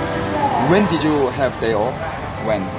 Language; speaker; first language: English; non-native, learner; Korean